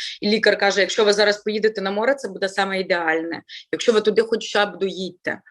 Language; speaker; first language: Ukrainian; native; Ukrainian